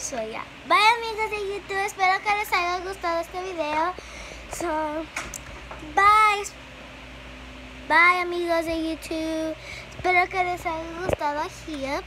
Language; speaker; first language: Spanish; early bilingual, heritage; Spanish